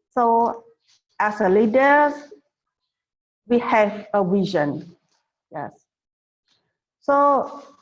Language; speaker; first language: English; non-native, fluent; Khmer